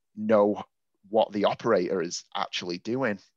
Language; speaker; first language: English; native; English